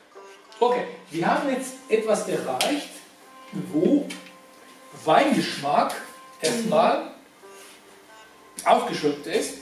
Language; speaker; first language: German; non-native, fluent; Georgian